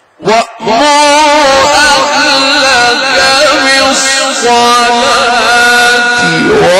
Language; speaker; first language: Arabic; native; Arabic